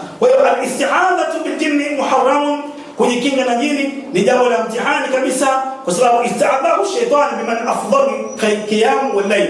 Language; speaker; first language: Swahili; native; Swahili